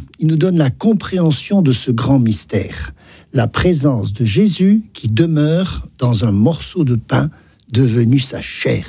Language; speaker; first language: French; native; French